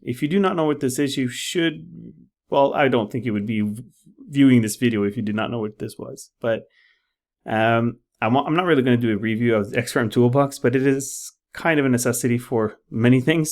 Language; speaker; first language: English; non-native, fluent; Norwegian